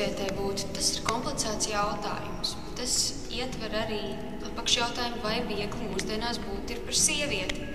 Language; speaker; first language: Latvian; native; Latvian